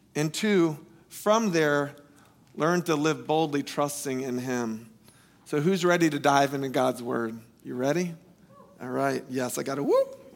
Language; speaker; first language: English; native; English